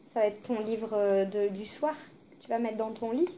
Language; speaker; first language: French; native; French